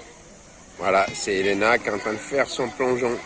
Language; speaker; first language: French; native; French